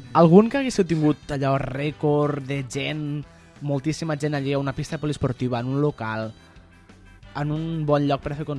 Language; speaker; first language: Catalan; native; Catalan